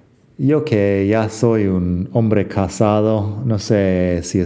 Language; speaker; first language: Spanish; non-native, fluent; English